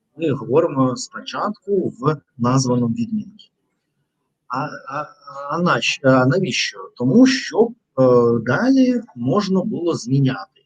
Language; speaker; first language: Ukrainian; non-native, local second language; Russian